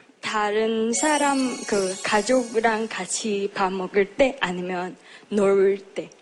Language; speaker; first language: Korean; non-native, learner; Chinese